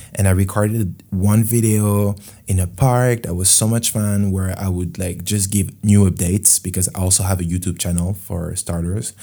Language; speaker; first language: English; non-native, fluent; French